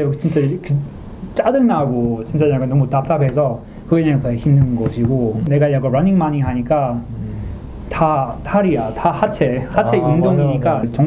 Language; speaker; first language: Korean; non-native, learner; English